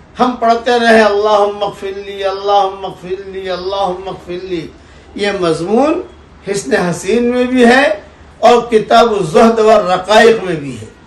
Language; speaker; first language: Urdu; non-native, local second language; Gujarati